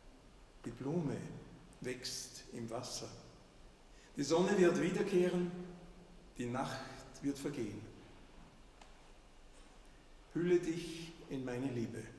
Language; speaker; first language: German; native; German